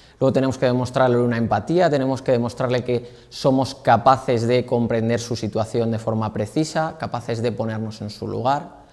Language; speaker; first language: Spanish; native; Spanish